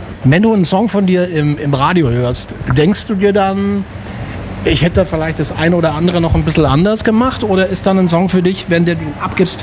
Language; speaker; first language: German; native; German